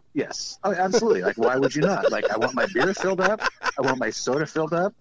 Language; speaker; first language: English; native; English